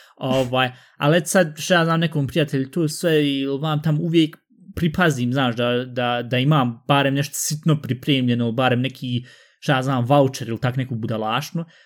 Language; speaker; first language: Bosnian; early bilingual, heritage; Bosnian